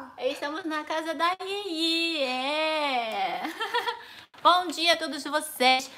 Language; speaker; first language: Portuguese; non-native, fluent; Chinese